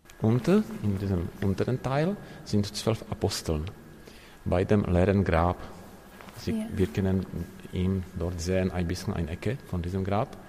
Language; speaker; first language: German; non-native, learner; Czech